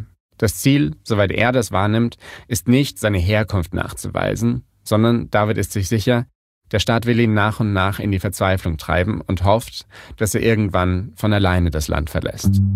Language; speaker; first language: German; native; German